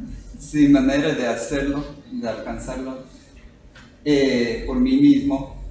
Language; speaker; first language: Spanish; non-native, fluent; English